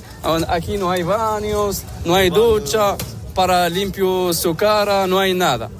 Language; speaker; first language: Spanish; non-native, learner; Arabic